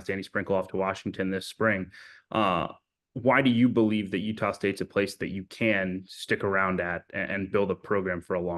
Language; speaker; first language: English; native; English